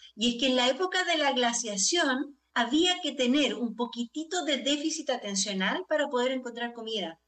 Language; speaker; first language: Spanish; native; Spanish